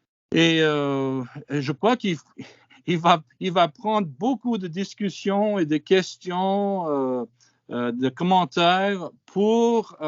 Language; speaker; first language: French; non-native, fluent; English